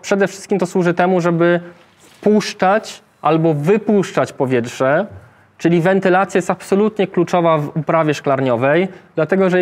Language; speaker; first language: Polish; native; Polish